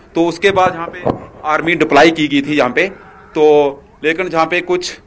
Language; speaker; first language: Hindi; native; Hindi